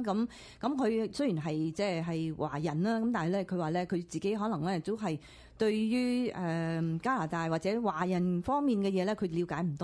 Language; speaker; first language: Cantonese; native; Cantonese